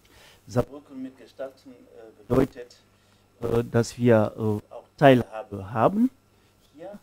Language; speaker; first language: German; non-native, fluent; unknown